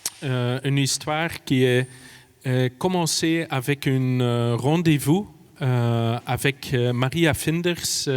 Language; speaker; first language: French; non-native, fluent; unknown